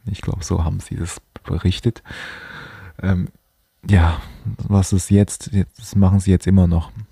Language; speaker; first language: German; non-native, fluent; Chinese